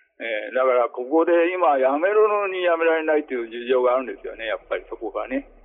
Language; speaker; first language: Japanese; native; Japanese